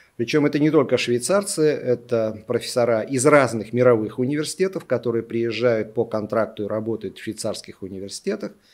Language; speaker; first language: Russian; native; Russian